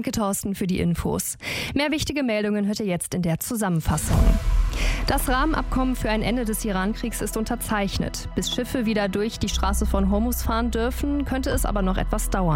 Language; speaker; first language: German; native; German